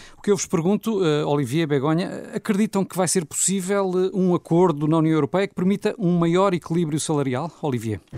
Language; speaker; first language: Portuguese; native; Portuguese